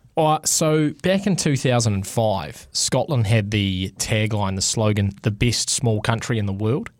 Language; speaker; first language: English; native; English